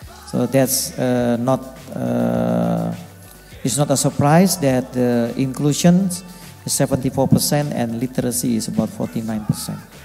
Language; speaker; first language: English; non-native, fluent; Indonesian